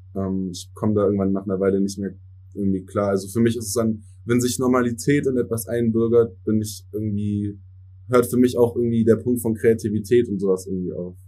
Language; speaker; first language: German; early bilingual, other home language; English